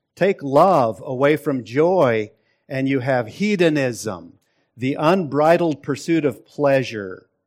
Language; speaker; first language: English; native; English